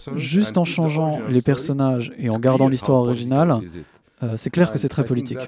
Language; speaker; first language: French; non-native, fluent; Arabic